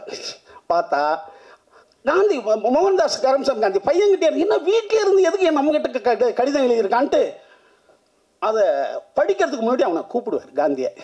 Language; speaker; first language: Tamil; native; Tamil